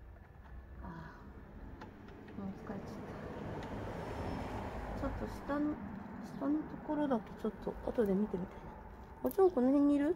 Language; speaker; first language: Japanese; native; Japanese